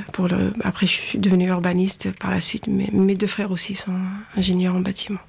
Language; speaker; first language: French; non-native, local second language; Arabic